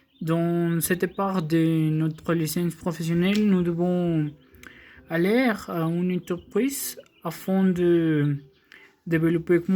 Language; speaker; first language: French; non-native, learner; Spanish